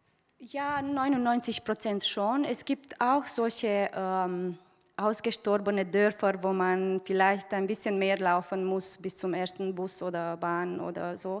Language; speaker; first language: German; non-native, fluent; Romanian